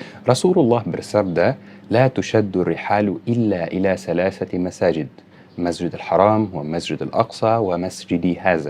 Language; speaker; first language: Indonesian; non-native, fluent; Arabic